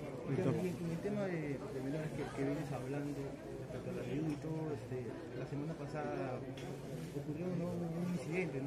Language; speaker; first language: Spanish; native; Spanish